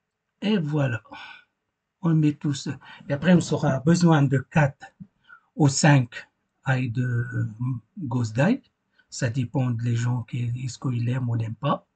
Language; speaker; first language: French; non-native, fluent; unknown